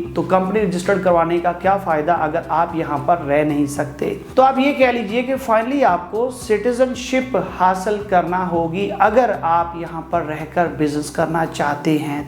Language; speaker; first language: Urdu; native; Urdu